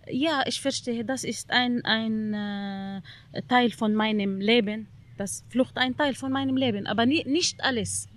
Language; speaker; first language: German; non-native, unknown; Arabic